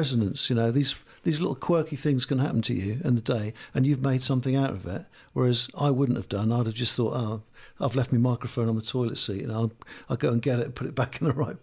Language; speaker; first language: English; native; English